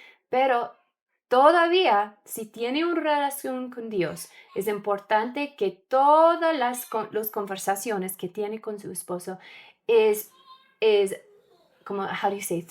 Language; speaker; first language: Spanish; non-native, learner; English